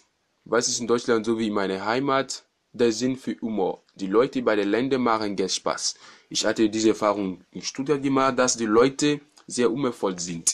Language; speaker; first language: German; non-native, fluent; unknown